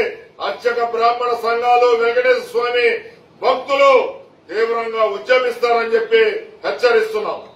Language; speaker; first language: Telugu; native; Telugu